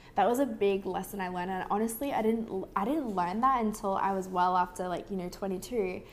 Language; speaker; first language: English; native; English